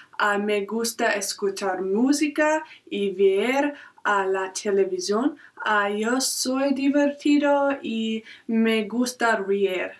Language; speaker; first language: Spanish; non-native, learner; English